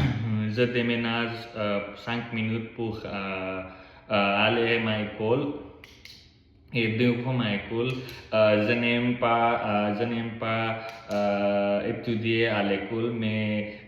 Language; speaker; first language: French; non-native, learner; Nepali